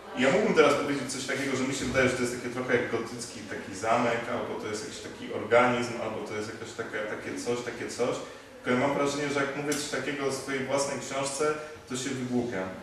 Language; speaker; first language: Polish; native; Polish